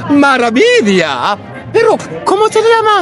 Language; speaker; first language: Spanish; non-native, learner; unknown